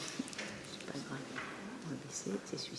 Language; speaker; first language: French; native; French